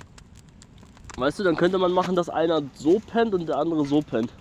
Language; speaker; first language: German; native; German